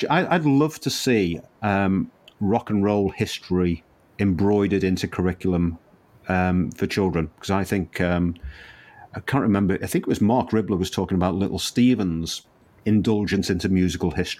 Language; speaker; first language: English; native; English